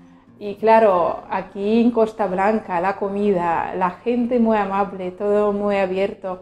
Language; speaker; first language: Spanish; non-native, fluent; Russian